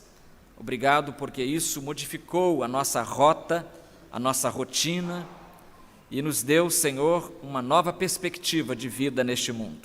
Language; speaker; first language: Portuguese; native; Portuguese